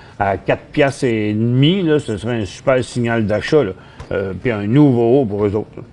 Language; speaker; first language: French; native; French